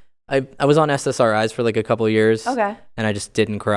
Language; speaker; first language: English; native; English